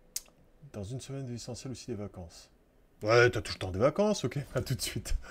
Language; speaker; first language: French; native; French